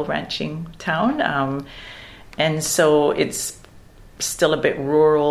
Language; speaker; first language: English; native; English